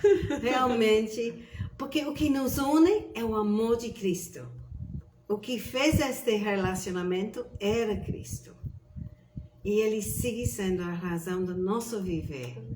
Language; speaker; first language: Portuguese; non-native, fluent; English